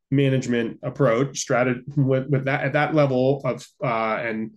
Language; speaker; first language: English; native; English